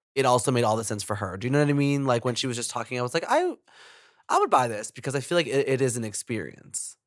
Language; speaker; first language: English; early bilingual, other home language; Hindi